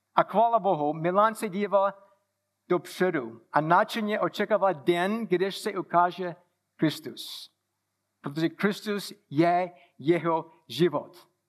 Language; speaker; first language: Czech; non-native, fluent; English